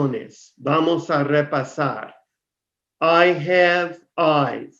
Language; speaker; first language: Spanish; non-native, fluent; English